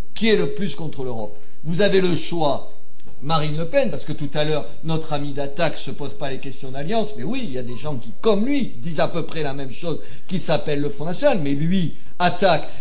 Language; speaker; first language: French; native; French